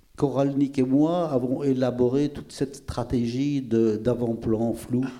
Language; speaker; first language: French; native; French